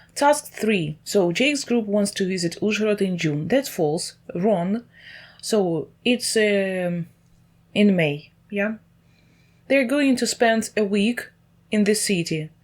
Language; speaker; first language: English; non-native, fluent; Ukrainian